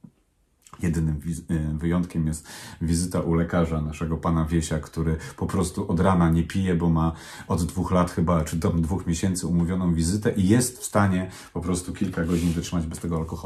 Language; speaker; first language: Polish; native; Polish